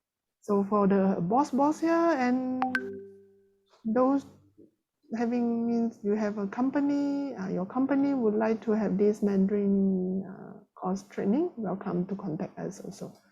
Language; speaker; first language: English; non-native, local second language; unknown